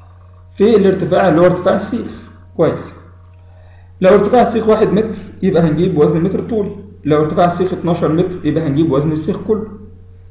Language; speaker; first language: Arabic; native; Arabic